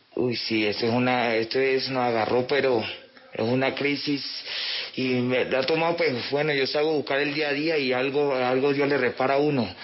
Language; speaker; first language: Spanish; native; Spanish